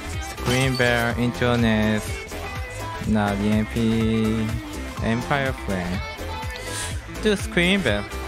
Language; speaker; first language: English; non-native, learner; Korean